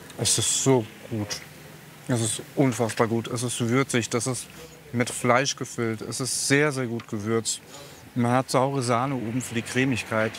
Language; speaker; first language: German; early bilingual, other home language; Croatian